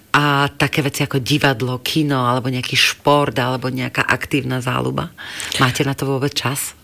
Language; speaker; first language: Slovak; native; Slovak